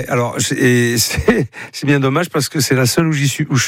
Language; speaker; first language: French; native; French